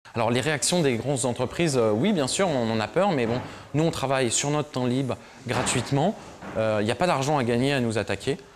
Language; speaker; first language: French; native; French